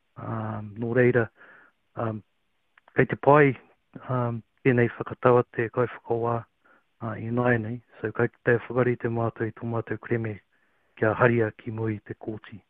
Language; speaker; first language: Māori; non-native, local second language; English